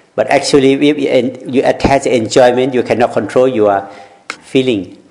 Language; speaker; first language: English; non-native, learner; Thai